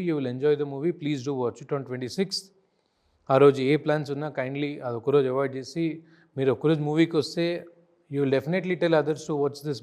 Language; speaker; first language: Telugu; native; Telugu